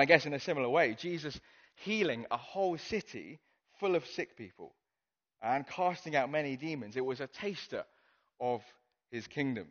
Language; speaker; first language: English; non-native, local second language; Cantonese